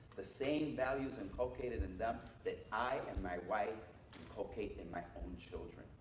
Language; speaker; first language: English; early bilingual, other home language; Spanish